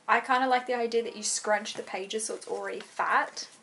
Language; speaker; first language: English; native; English